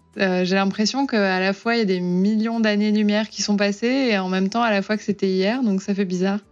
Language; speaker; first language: French; native; French